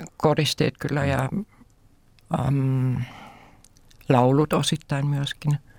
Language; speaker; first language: Finnish; non-native, fluent; German